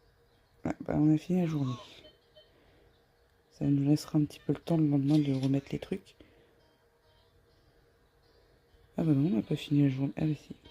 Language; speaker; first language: French; native; French